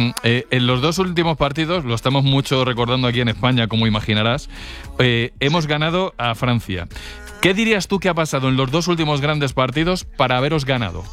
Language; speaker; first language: Spanish; native; Spanish